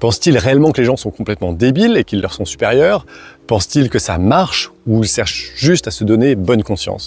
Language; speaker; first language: French; native; French